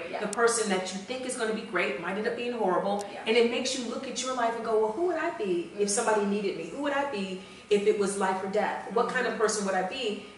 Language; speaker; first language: English; native; English